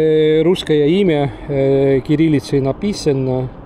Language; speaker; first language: Russian; non-native, learner; Estonian